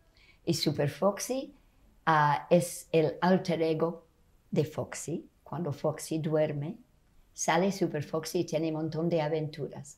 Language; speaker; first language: Spanish; non-native, fluent; English